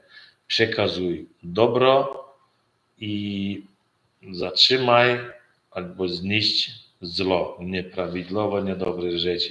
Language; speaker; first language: Polish; non-native, learner; Turkmen